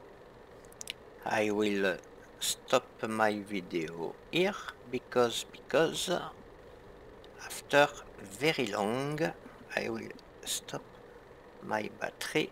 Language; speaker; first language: English; non-native, learner; French